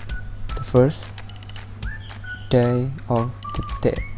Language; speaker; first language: English; non-native, learner; Indonesian